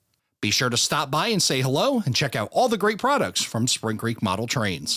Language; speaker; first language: English; native; English